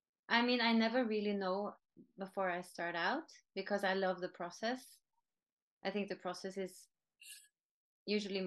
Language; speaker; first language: English; non-native, fluent; Norwegian